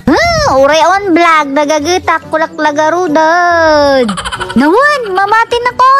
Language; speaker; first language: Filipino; non-native, local second language; Iloko